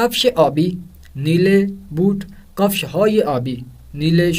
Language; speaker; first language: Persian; non-native, fluent; Urdu